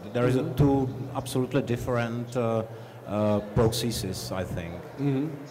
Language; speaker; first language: English; non-native, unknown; Czech